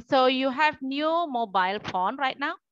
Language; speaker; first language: English; non-native, learner; Indonesian